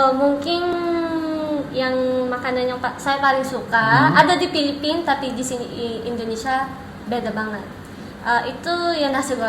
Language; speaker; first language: Indonesian; non-native, learner; Filipino